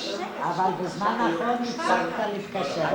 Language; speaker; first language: Hebrew; non-native, fluent; Yiddish